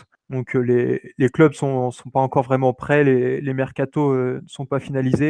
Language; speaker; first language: French; native; French